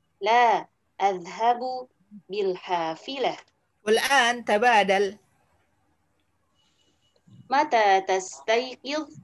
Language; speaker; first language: Arabic; non-native, learner; Indonesian